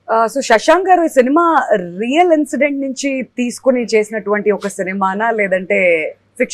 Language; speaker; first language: Telugu; native; Telugu